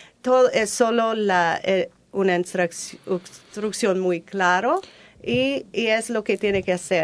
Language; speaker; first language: Spanish; non-native, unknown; English